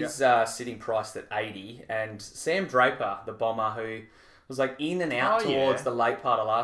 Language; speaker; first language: English; native; English